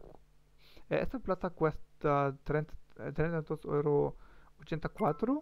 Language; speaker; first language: Spanish; non-native, learner; German